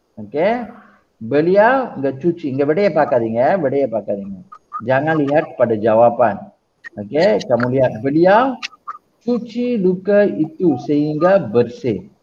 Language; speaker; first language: Malay; non-native, local second language; Tamil